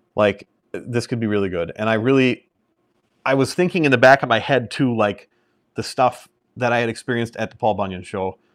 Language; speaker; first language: English; native; English